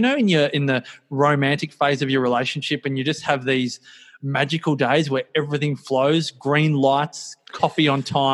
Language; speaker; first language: English; native; English